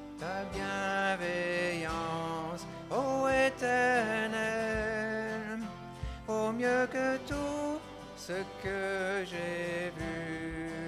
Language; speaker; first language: French; native; French